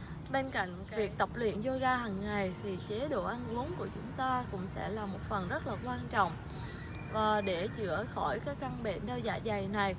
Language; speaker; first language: Vietnamese; native; Vietnamese